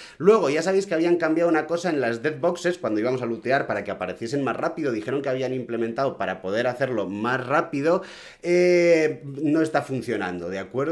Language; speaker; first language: Spanish; native; Spanish